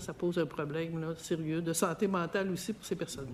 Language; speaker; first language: French; native; French